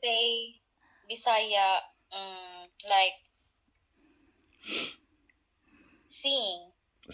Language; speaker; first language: English; non-native, local second language; Cebuano